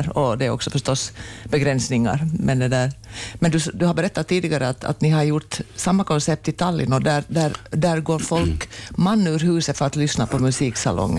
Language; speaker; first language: Swedish; native; Swedish